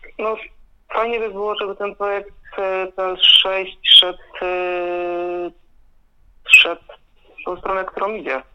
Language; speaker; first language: Polish; native; Polish